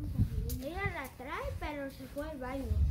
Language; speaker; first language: Spanish; native; Spanish